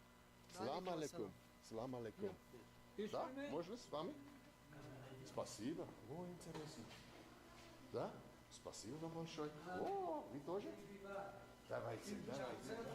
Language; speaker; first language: Russian; non-native, learner; English